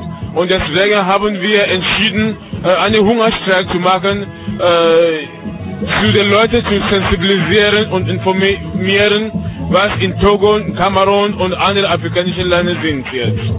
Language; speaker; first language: German; non-native, learner; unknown